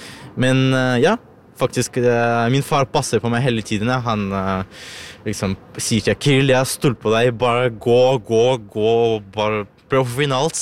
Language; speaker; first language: Norwegian; non-native, learner; Ukrainian